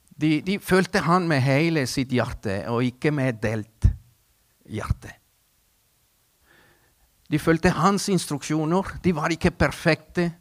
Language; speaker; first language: Norwegian; non-native, fluent; Spanish